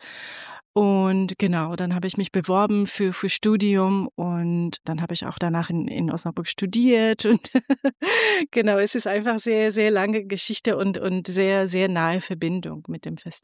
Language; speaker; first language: German; non-native, fluent; Persian